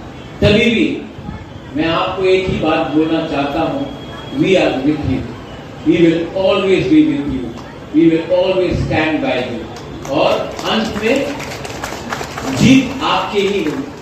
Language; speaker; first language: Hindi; non-native, local second language; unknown